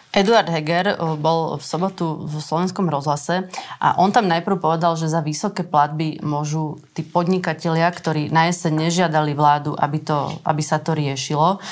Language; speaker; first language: Slovak; native; Slovak